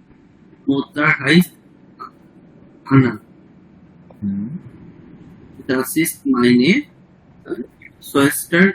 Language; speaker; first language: German; non-native, learner; Bangla